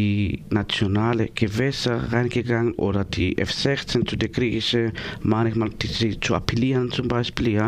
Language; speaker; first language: German; non-native, learner; Greek